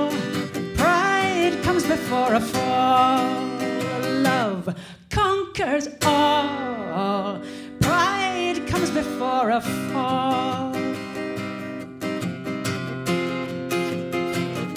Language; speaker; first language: English; native; English